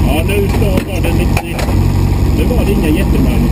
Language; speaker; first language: Swedish; native; Swedish